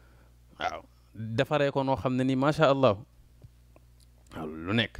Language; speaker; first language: Wolof; native; Wolof